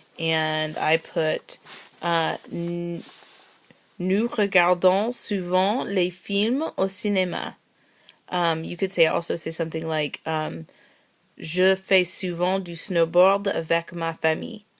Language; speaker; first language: French; non-native, learner; English